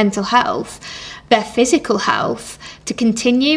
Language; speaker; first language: English; native; English